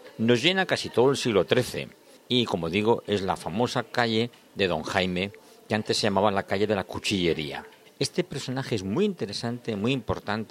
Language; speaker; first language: Spanish; native; Spanish